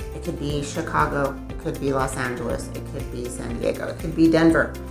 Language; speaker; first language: English; native; English